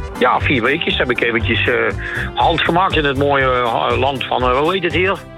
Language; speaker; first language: Dutch; early bilingual, heritage; Dutch